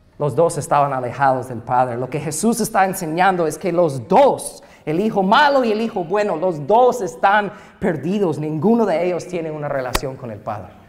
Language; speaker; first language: Spanish; non-native, fluent; English